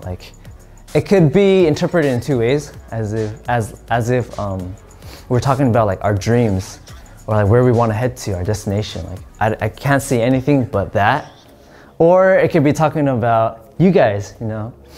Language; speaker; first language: English; early bilingual, other home language; Korean